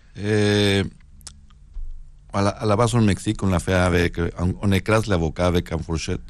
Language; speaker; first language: French; non-native, learner; Spanish